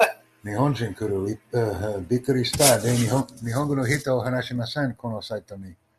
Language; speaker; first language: Japanese; non-native, learner; English